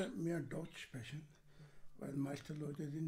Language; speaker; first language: German; non-native, learner; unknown